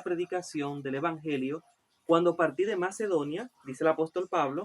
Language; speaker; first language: Spanish; native; Spanish